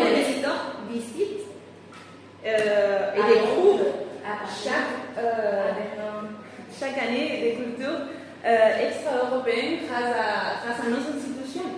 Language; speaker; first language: French; non-native, fluent; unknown